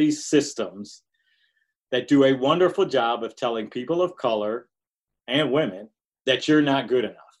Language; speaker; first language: English; native; English